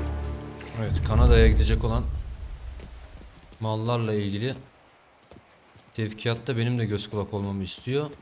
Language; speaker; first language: Turkish; native; Turkish